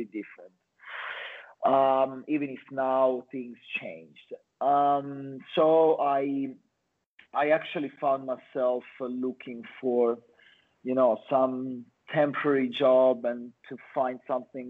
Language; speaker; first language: English; non-native, fluent; Italian